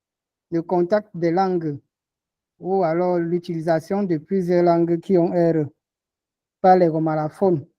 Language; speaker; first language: French; non-native, local second language; Ghomala